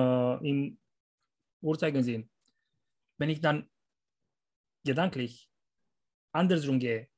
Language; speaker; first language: German; non-native, fluent; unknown